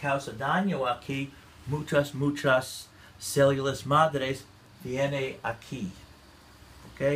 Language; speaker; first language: Spanish; non-native, learner; English